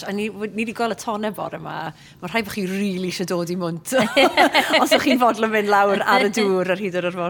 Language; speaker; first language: Welsh; native; Welsh